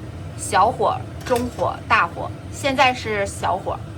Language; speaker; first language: Chinese; native; Chinese